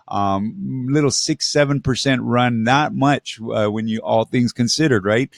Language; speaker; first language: English; native; English